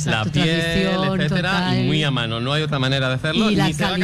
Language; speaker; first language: Spanish; native; Spanish